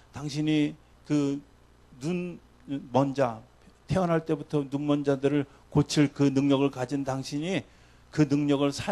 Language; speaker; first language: Korean; native; Korean